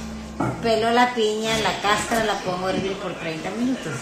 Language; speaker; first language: Spanish; native; Spanish